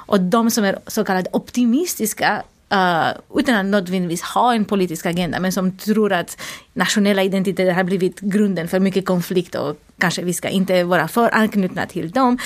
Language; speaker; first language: Swedish; non-native, fluent; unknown